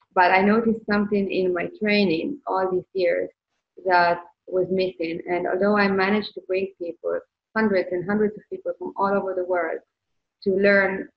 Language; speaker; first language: English; non-native, fluent; Hebrew